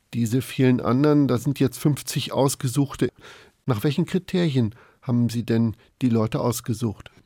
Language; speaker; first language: German; native; German